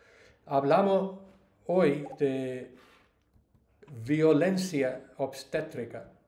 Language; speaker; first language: Spanish; non-native, learner; English